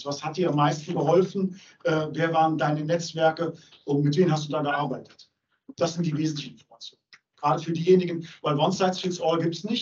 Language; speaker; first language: German; native; German